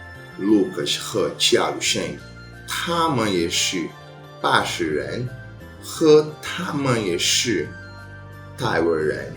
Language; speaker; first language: Chinese; non-native, learner; Portuguese